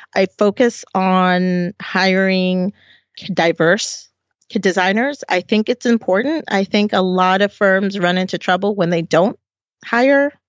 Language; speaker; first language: English; native; English